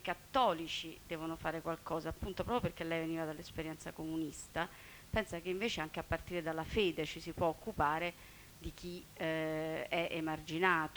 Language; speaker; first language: Italian; native; Italian